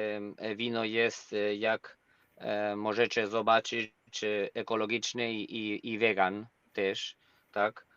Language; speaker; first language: Polish; non-native, learner; Spanish